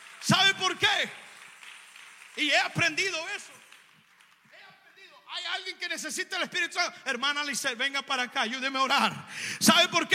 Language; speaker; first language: Spanish; native; Spanish